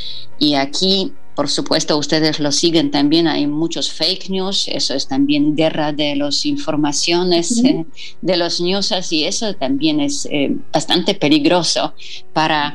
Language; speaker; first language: Spanish; non-native, fluent; Polish